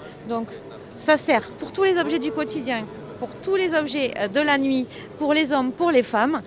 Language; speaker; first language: French; native; French